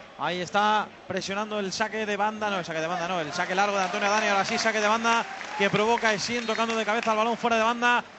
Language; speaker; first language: Spanish; native; Spanish